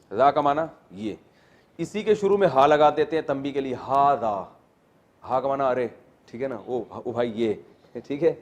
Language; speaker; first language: Urdu; native; Urdu